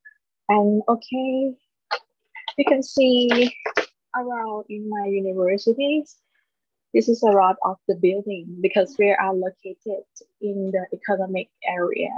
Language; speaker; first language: English; non-native, learner; Thai